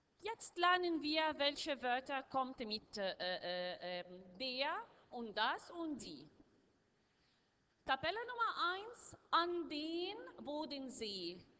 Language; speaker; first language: German; non-native, learner; Arabic